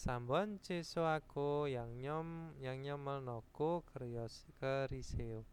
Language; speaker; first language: Korean; non-native, fluent; Indonesian